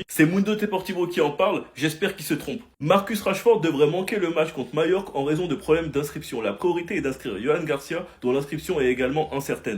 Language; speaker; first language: French; native; French